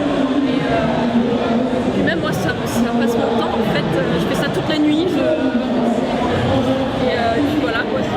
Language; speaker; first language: French; native; French